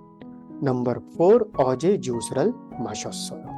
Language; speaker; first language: Korean; non-native, fluent; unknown